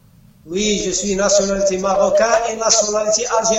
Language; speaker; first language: French; non-native, learner; Arabic